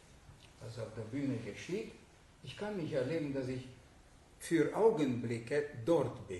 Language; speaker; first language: German; non-native, fluent; Hungarian